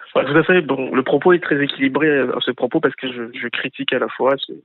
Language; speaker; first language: French; non-native, local second language; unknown